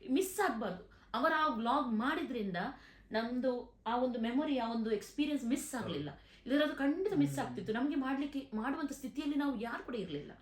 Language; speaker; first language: Kannada; non-native, local second language; Konkani